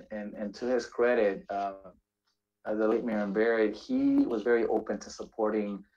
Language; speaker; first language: English; native; English